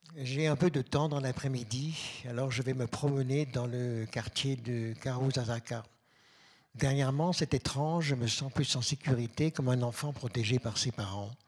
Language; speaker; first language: French; native; French